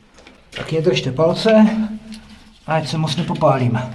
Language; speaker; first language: Czech; native; Czech